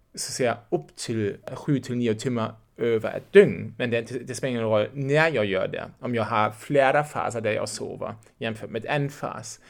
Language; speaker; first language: Swedish; non-native, fluent; German